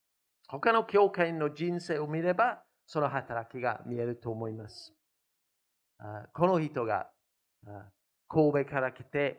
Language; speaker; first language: Japanese; non-native, fluent; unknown